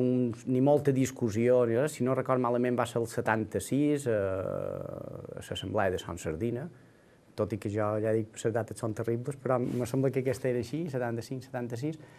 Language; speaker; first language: Catalan; native; Catalan